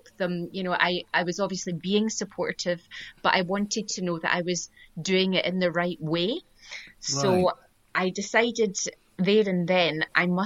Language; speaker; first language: English; native; English